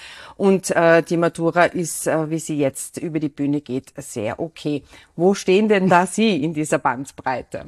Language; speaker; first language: German; native; German